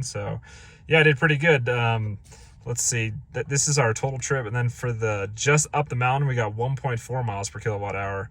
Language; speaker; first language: English; native; English